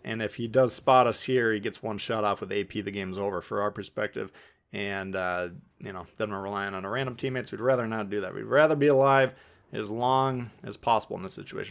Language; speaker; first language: English; native; English